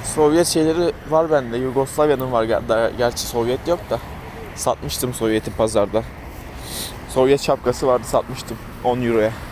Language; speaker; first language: Turkish; native; Turkish